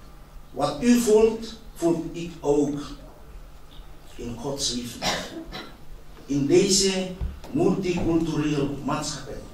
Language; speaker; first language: Dutch; non-native, fluent; Indonesian